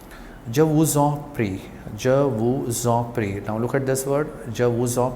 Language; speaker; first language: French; non-native, learner; Hindi